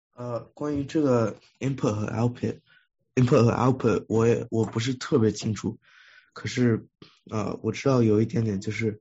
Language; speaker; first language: Chinese; early bilingual, heritage; Chinese